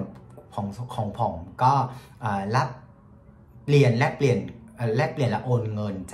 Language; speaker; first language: Thai; non-native, fluent; Vietnamese